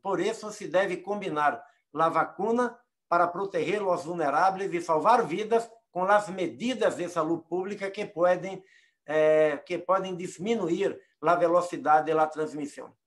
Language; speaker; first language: Portuguese; native; Portuguese